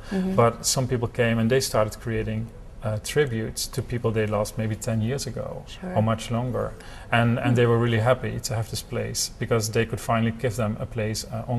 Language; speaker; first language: English; non-native, fluent; Dutch